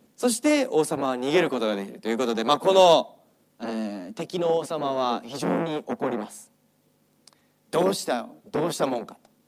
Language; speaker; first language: Japanese; non-native, fluent; English